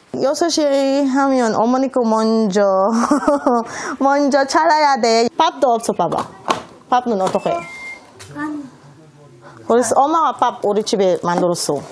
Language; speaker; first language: Korean; non-native, learner; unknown